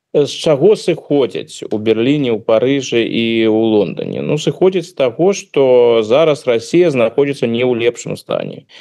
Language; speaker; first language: Belarusian; non-native, local second language; Russian